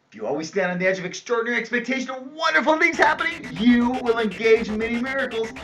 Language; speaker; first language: English; native; English